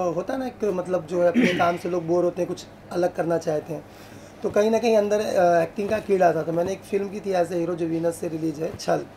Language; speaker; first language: Hindi; native; Hindi